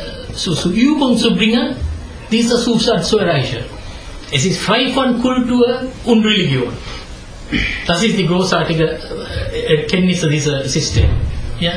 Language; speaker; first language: German; non-native, fluent; Sinhala